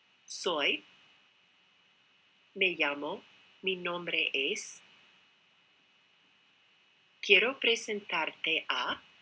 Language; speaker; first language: Spanish; non-native, fluent; English